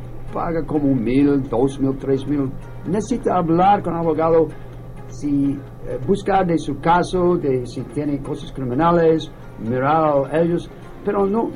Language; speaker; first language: Spanish; non-native, learner; English